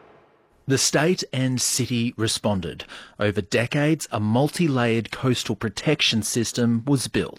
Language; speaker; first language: English; native; English